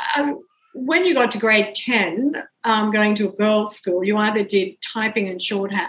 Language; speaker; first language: English; native; English